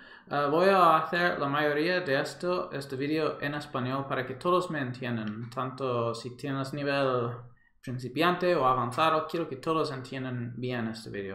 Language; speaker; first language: Spanish; non-native, fluent; English